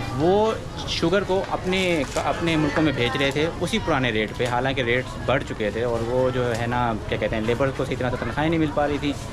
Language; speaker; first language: Urdu; native; Urdu